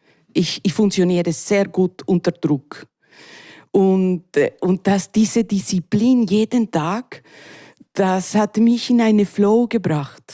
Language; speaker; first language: German; non-native, learner; Spanish